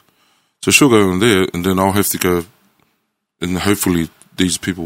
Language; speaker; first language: English; native; English